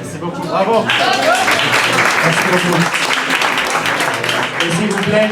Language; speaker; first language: French; native; French